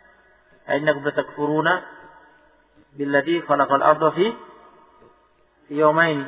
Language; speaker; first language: Arabic; non-native, fluent; Indonesian